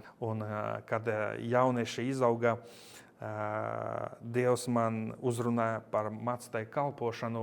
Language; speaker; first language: Latvian; non-native, local second language; Russian